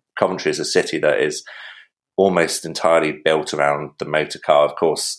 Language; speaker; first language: English; native; English